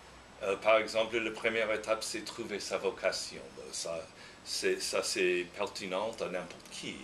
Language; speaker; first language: French; non-native, fluent; English